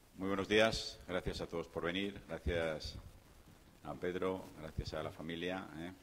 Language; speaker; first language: Spanish; native; Spanish